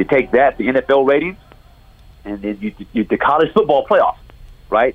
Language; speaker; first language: English; native; English